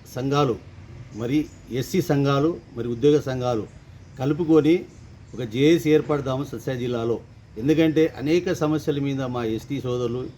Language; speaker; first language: Telugu; non-native, local second language; Lambadi